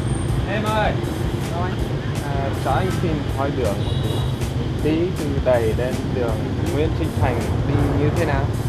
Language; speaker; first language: Vietnamese; native; Vietnamese